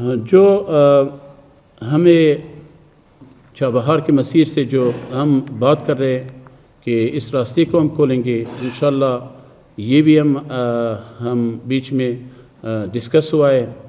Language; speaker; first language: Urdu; non-native, fluent; Persian